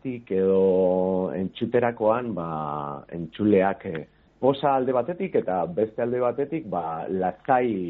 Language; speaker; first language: Basque; non-native, local second language; Spanish